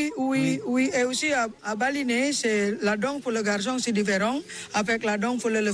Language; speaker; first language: French; non-native, learner; Balinese